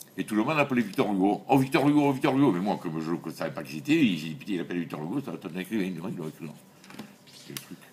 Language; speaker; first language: French; native; French